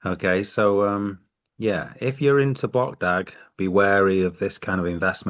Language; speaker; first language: English; native; English